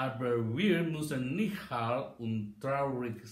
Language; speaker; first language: German; non-native, learner; Indonesian